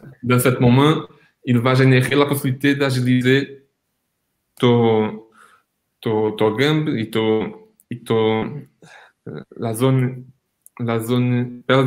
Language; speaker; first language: French; non-native, fluent; Portuguese